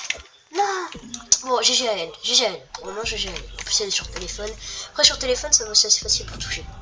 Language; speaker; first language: French; native; French